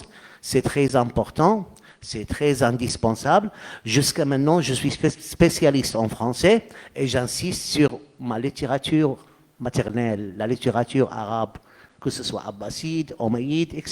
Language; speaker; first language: French; non-native, fluent; Arabic